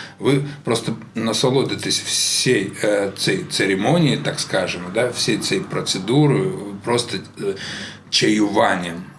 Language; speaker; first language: Ukrainian; non-native, local second language; Russian